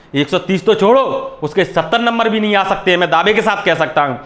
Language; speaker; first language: Hindi; native; Hindi